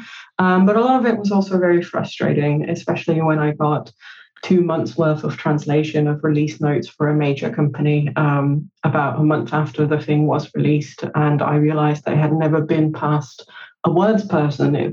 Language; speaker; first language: English; non-native, fluent; Danish